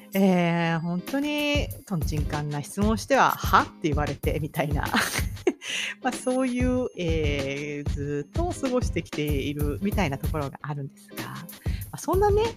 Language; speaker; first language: Japanese; native; Japanese